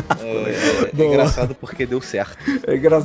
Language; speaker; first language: Portuguese; native; Portuguese